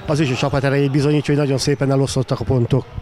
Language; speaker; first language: Hungarian; native; Hungarian